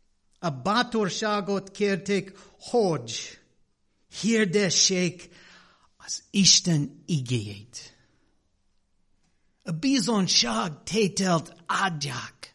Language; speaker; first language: Hungarian; non-native, fluent; English